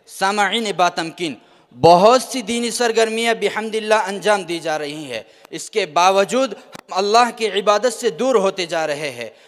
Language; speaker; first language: Urdu; native; Urdu